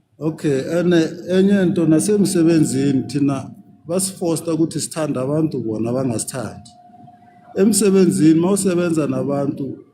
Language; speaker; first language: Zulu; non-native, local second language; Tsonga